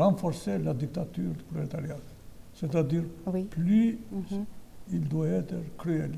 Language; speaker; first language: French; non-native, fluent; Albanian